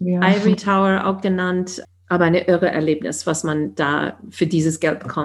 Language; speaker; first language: German; non-native, fluent; English